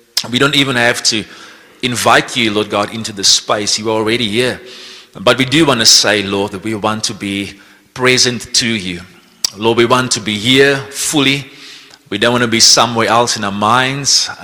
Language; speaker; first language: English; non-native, local second language; Afrikaans